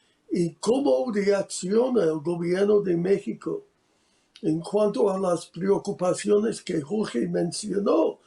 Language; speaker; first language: Spanish; non-native, fluent; English